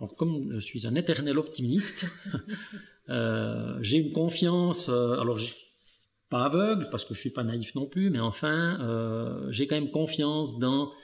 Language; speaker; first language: French; native; French